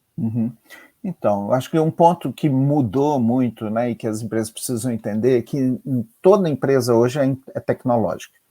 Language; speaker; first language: Portuguese; native; Portuguese